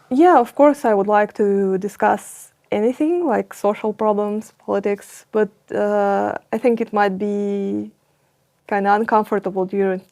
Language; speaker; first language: English; non-native, fluent; Russian